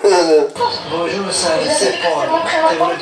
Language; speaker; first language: French; non-native, learner; Italian